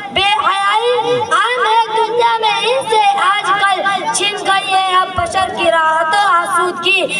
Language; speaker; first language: Hindi; native; Hindi